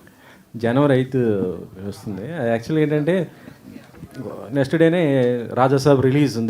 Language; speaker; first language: Telugu; native; Telugu